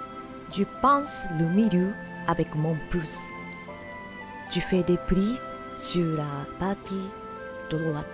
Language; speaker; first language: French; non-native, learner; Japanese